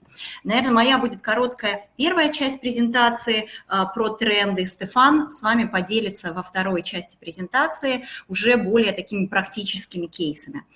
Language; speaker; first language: Russian; native; Russian